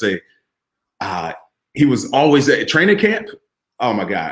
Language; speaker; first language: English; native; English